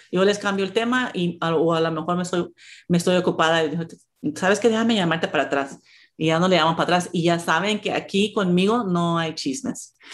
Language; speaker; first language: Spanish; early bilingual, heritage; Spanish